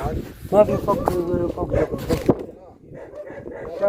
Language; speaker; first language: Arabic; non-native, learner; Urdu